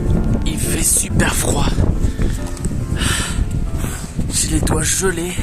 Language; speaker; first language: French; native; French